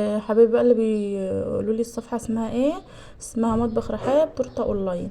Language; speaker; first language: Arabic; native; Arabic